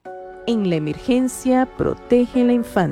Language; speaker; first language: Spanish; native; Spanish